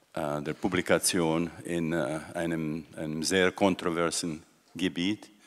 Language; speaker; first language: German; non-native, fluent; Czech